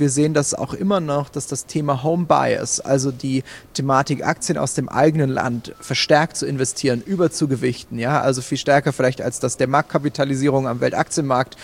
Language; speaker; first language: German; native; German